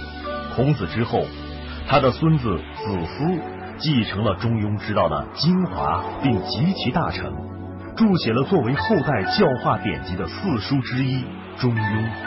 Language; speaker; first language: Chinese; native; Chinese